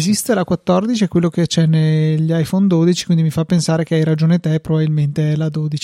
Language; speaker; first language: Italian; native; Italian